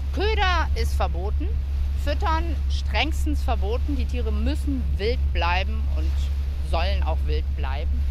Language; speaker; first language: German; native; German